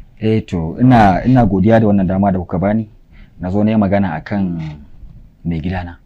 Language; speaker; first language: Hausa; non-native, local second language; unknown